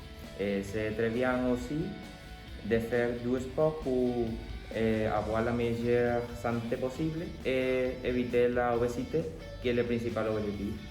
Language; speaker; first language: French; non-native, learner; Spanish